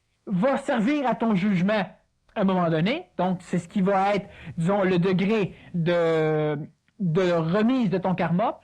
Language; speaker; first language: French; native; French